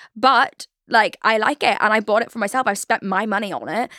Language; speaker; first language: English; native; English